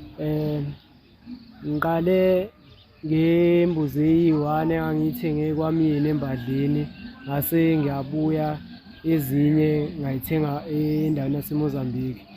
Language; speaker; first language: Zulu; native; Zulu